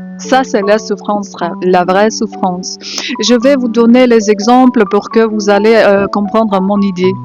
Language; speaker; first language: French; non-native, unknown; Ukrainian